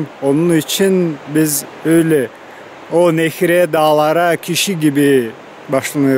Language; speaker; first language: Turkish; non-native, learner; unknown